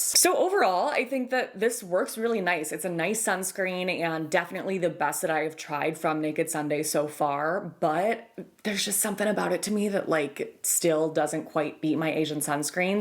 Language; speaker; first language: English; native; English